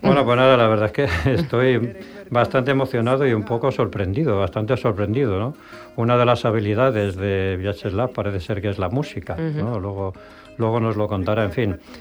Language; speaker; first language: Spanish; native; Spanish